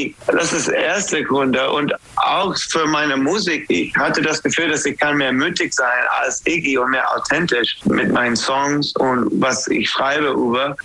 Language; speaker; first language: German; non-native, fluent; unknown